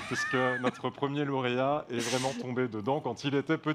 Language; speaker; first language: French; native; French